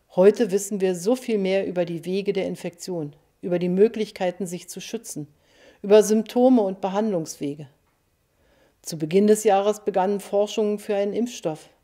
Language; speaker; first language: German; native; German